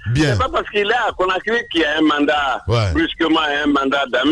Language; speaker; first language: French; non-native, local second language; Mandingo